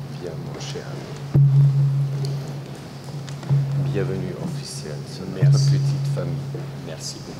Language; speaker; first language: French; non-native, learner; German